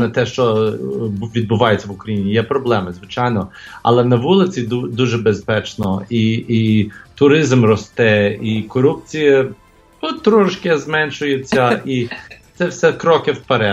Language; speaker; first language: Ukrainian; early bilingual, heritage; English